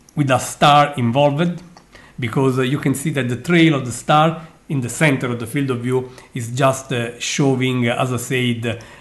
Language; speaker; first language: English; non-native, fluent; Italian